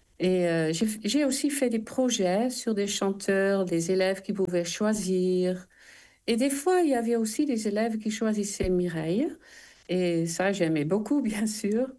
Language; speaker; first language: French; non-native, fluent; Dutch